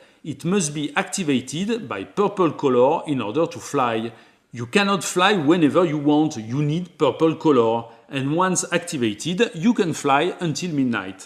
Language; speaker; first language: English; non-native, fluent; French